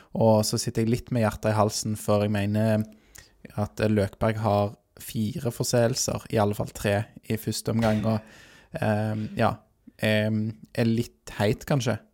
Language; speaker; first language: Norwegian; native; Norwegian